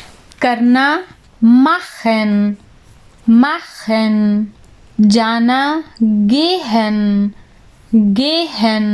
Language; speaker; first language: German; non-native, fluent; Urdu